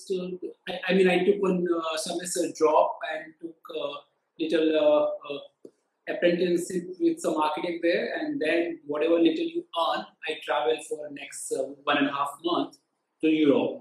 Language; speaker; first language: English; non-native, local second language; Gujarati